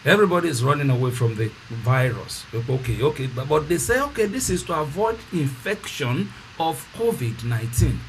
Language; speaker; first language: English; non-native, local second language; Yoruba